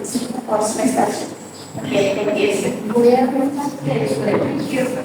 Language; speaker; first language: English; non-native, learner; Indonesian